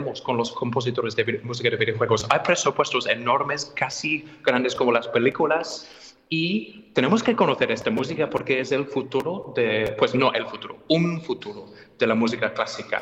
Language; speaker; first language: Spanish; non-native, fluent; English